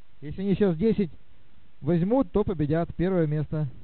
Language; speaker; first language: Russian; native; Russian